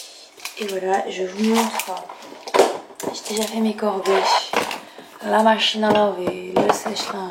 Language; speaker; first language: French; native; French